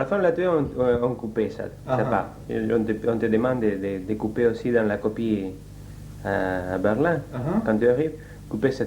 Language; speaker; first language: French; non-native, learner; Spanish